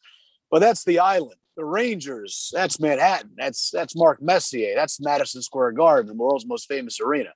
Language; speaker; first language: English; native; English